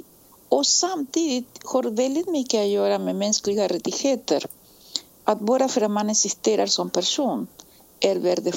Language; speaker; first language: Swedish; non-native, fluent; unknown